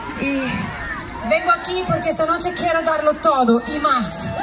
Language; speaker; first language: Spanish; non-native, fluent; Italian